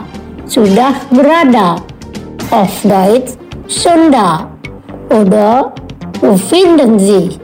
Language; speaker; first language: German; non-native, learner; Indonesian